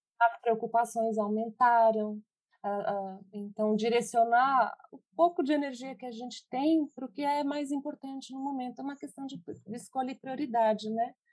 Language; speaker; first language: Portuguese; early bilingual, other home language; Spanish